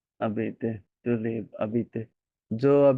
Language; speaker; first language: French; non-native, learner; Bangla